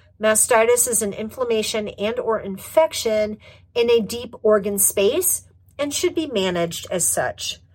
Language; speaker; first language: English; native; English